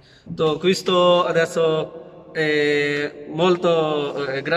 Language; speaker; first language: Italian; non-native, learner; Urdu